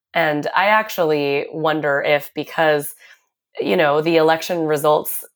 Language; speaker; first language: English; native; English